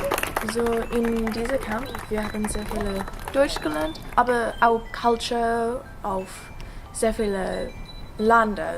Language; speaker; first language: German; non-native, learner; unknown